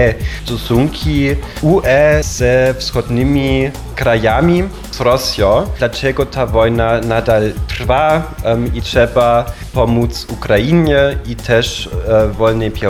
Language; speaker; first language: Polish; non-native, fluent; German